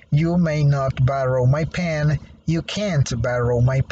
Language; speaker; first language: English; non-native, fluent; Spanish